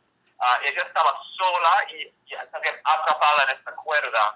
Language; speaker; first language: Spanish; non-native, fluent; English